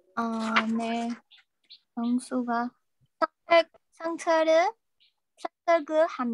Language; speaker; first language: Korean; non-native, learner; Burmese